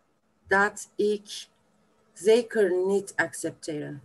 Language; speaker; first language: Dutch; non-native, learner; Turkish